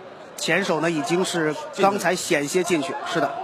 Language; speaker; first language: Chinese; native; Chinese